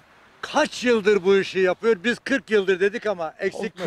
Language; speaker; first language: Turkish; native; Turkish